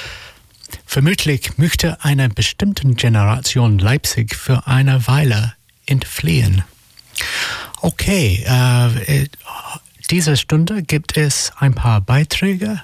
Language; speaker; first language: German; non-native, learner; English